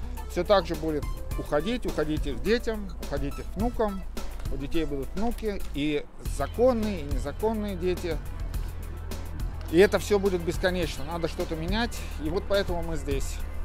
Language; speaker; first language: Russian; native; Russian